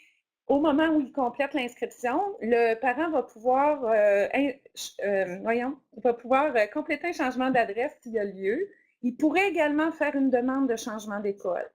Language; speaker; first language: French; native; French